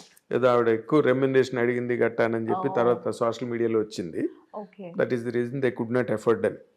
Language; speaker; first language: Telugu; native; Telugu